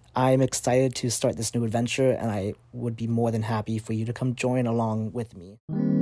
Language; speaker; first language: English; native; English